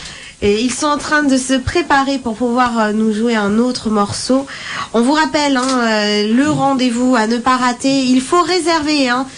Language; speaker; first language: French; native; French